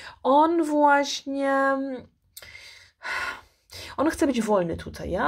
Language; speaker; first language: Polish; early bilingual, heritage; Polish